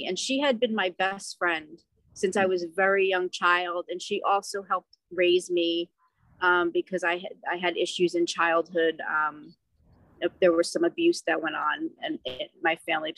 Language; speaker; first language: English; native; English